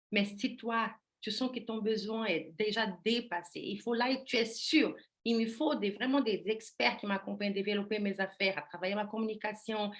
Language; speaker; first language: French; non-native, fluent; Portuguese